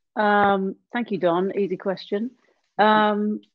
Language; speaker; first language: English; native; English